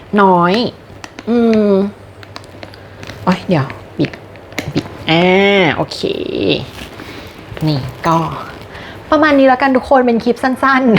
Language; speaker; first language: Thai; native; Thai